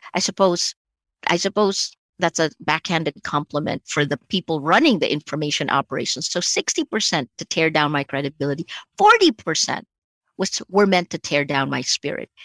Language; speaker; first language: English; early bilingual, other home language; Filipino